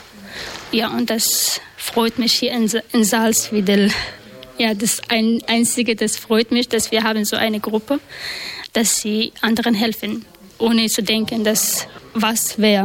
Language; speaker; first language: German; non-native, learner; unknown